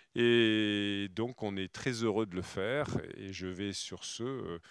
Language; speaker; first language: French; native; French